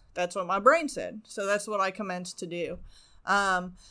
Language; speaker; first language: English; native; English